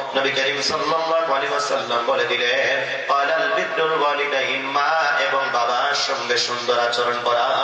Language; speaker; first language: Bangla; non-native, local second language; Assamese